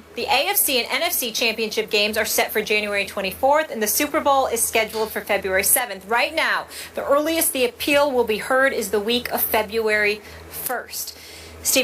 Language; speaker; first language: English; native; English